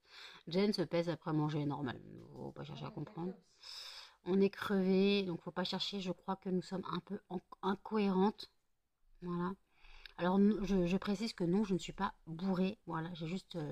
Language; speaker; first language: French; native; French